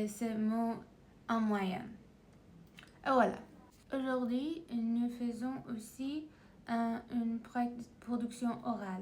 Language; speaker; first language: French; non-native, learner; Persian